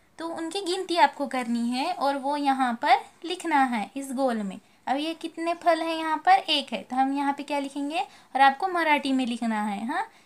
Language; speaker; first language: Hindi; native; Hindi